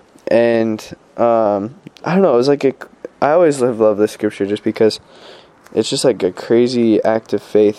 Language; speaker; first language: English; native; English